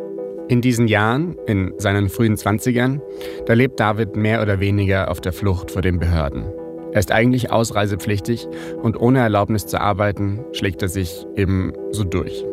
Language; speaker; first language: German; native; German